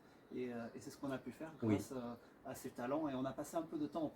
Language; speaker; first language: French; native; French